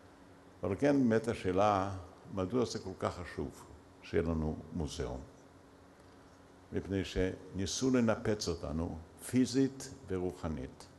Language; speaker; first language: Hebrew; early bilingual, other home language; Yiddish